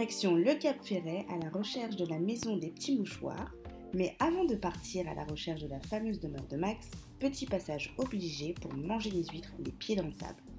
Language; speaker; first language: French; native; French